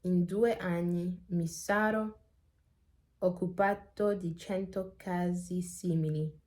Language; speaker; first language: Italian; non-native, learner; English